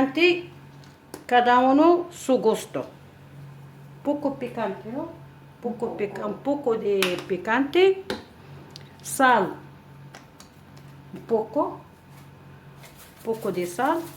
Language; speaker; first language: Spanish; non-native, learner; Arabic